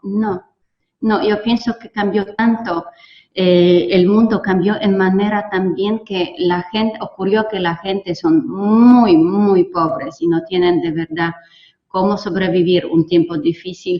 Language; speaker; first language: Spanish; non-native, fluent; Polish